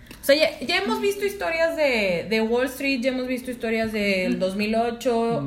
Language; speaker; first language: Spanish; native; Spanish